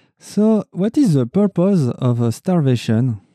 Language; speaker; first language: English; non-native, learner; French